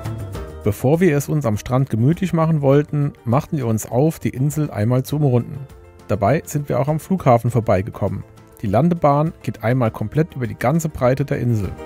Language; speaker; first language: German; native; German